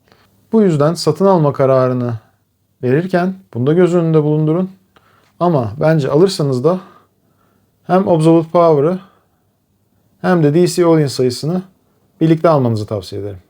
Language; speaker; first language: Turkish; native; Turkish